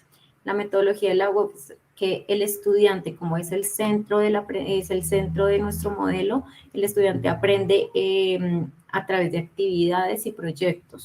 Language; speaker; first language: Spanish; native; Spanish